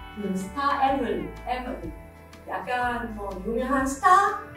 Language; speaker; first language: Korean; non-native, learner; Chinese